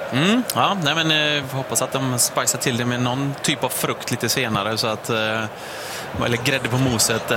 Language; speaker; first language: Swedish; native; Swedish